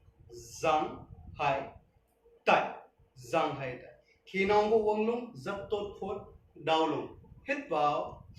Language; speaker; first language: Vietnamese; non-native, learner; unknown